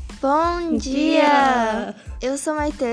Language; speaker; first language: Portuguese; early bilingual, heritage; Portuguese